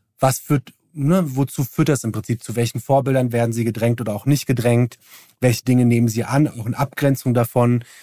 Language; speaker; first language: German; early bilingual, other home language; Turkish